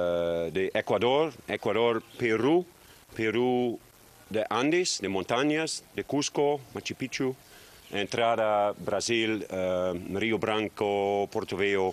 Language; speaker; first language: Portuguese; non-native, learner; Dutch